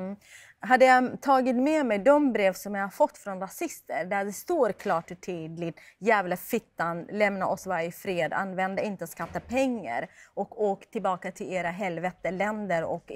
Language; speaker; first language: Swedish; non-native, fluent; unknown